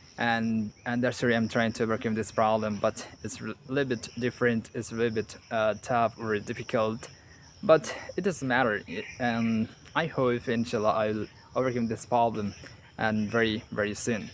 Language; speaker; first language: English; non-native, learner; Bangla